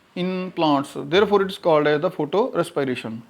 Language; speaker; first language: English; non-native, local second language; Punjabi